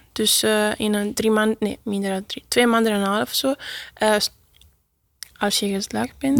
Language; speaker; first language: Dutch; non-native, learner; Italian